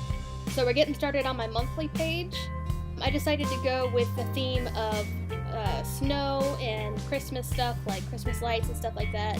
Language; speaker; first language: English; native; English